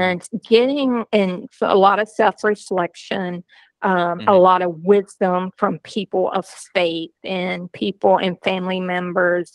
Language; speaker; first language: English; native; English